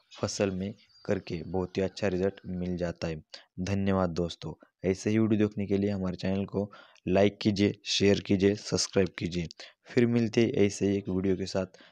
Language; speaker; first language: Hindi; non-native, local second language; Marathi